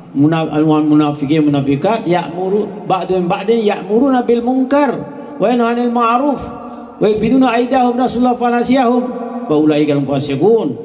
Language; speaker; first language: Indonesian; native; Indonesian